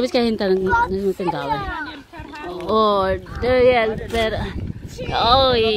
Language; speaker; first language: Norwegian; non-native, learner; Filipino